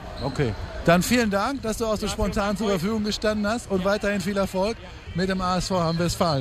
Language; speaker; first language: German; native; German